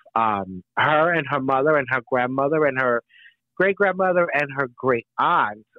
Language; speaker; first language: English; native; English